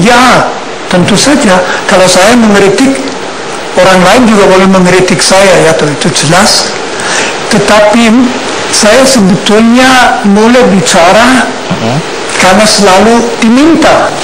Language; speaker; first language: Indonesian; non-native, fluent; German